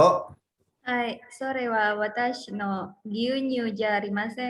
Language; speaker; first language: Japanese; non-native, learner; Indonesian